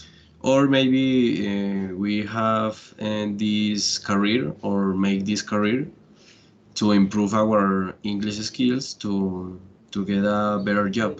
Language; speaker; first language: English; non-native, learner; Spanish